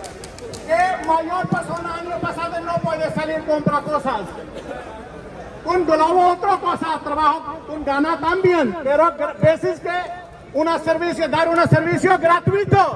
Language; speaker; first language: Spanish; non-native, learner; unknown